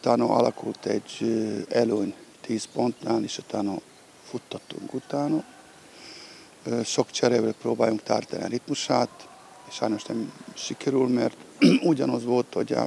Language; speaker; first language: Hungarian; non-native, fluent; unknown